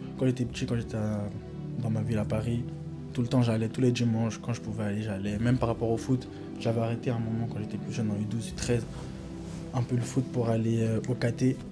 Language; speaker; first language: French; native; French